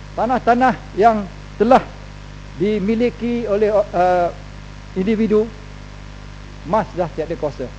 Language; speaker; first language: Malay; native; Malay